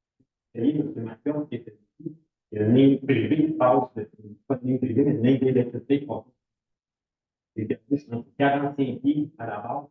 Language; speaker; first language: French; native; French